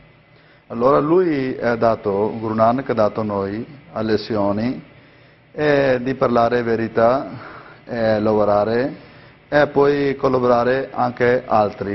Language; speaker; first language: Italian; non-native, learner; Punjabi